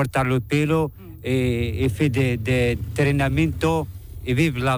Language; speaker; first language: Spanish; non-native, learner; Arabic